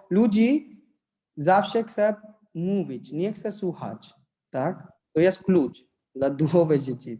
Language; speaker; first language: Polish; non-native, learner; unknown